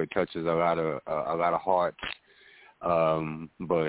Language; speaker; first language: English; native; English